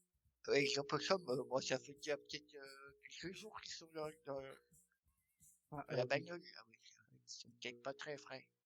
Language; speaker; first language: French; native; French